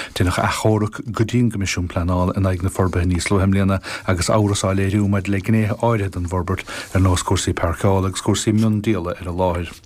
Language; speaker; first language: Irish; native; Irish